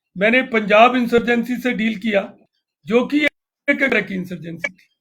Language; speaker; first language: Hindi; non-native, local second language; Punjabi